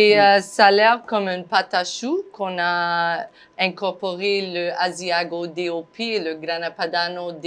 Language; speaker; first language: French; non-native, fluent; English